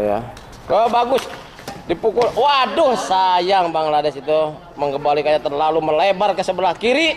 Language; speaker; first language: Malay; non-native, local second language; Javanese